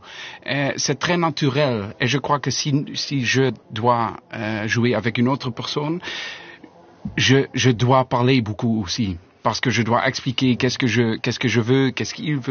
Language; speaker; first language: French; non-native, learner; Dutch